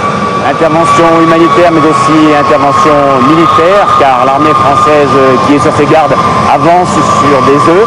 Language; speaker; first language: French; native; French